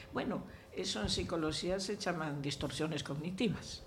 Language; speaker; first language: Spanish; non-native, local second language; Galician